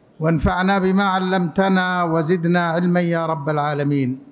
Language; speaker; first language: Arabic; native; Arabic